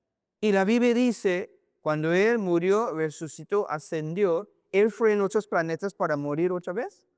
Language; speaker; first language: Spanish; non-native, learner; English